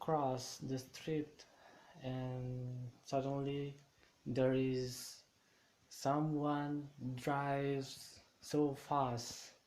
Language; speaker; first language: English; non-native, learner; Indonesian